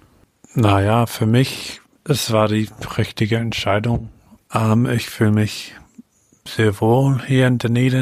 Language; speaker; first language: German; non-native, fluent; English